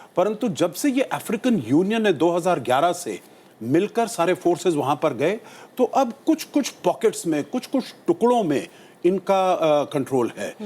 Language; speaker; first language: Hindi; native; Hindi